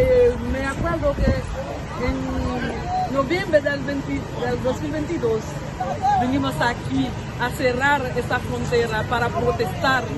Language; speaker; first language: Spanish; non-native, fluent; Haitian Creole